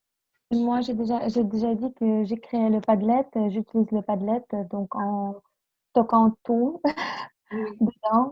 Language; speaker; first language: French; non-native, fluent; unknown